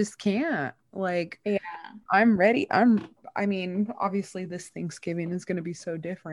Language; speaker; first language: English; early bilingual, other home language; Spanish